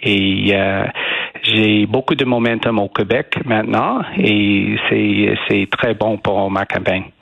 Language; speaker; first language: French; non-native, learner; English